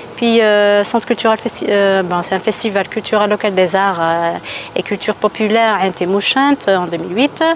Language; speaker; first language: French; non-native, local second language; Kabyle